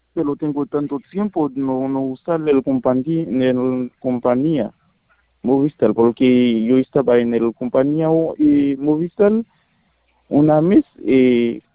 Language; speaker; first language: Spanish; non-native, learner; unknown